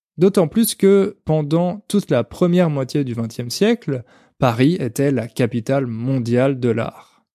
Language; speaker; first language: French; native; French